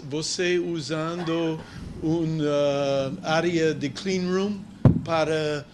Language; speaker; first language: Portuguese; non-native, learner; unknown